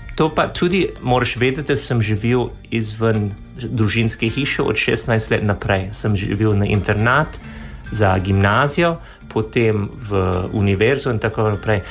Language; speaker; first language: Slovenian; non-native, fluent; English